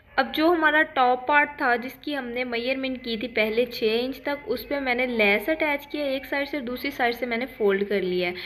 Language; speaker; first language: Urdu; native; Urdu